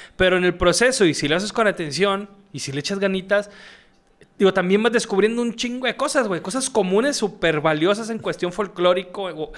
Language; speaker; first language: Spanish; native; Spanish